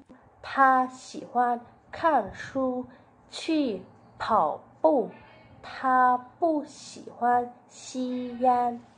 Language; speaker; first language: Chinese; non-native, learner; Vietnamese